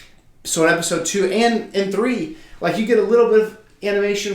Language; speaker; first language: English; native; English